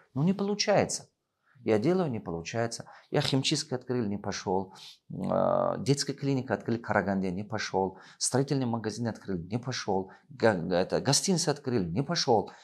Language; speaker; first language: Russian; non-native, local second language; Tajik